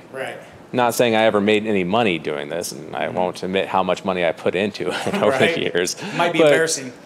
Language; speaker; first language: English; native; English